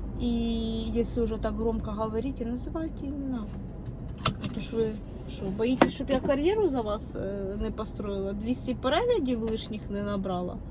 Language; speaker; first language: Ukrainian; non-native, local second language; Russian